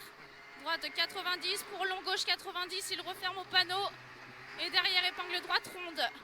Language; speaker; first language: French; native; French